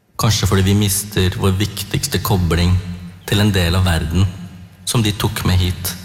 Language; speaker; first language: Norwegian; early bilingual, other home language; Tamil